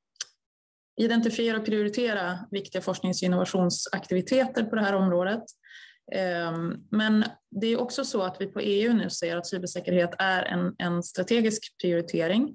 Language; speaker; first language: Swedish; native; Swedish